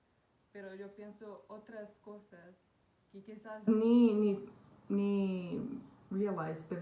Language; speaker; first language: Spanish; non-native, fluent; Portuguese